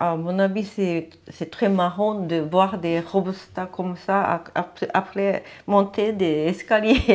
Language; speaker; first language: French; non-native, learner; Japanese